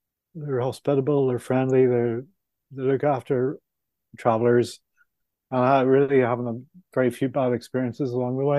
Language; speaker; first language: English; native; English